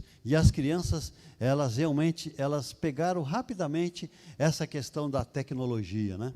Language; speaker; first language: Portuguese; native; Portuguese